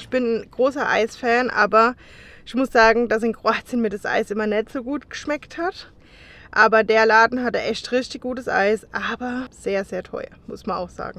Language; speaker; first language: German; native; German